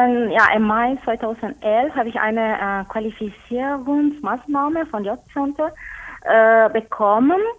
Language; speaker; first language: German; non-native, learner; Spanish